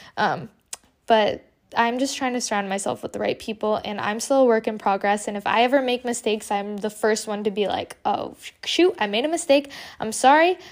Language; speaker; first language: English; early bilingual, other home language; Portuguese